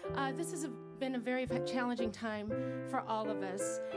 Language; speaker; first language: English; native; English